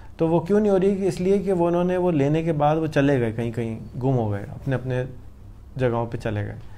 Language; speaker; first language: Urdu; native; Urdu